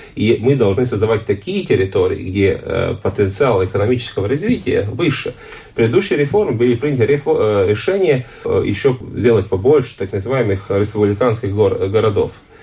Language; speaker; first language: Russian; non-native, local second language; Latvian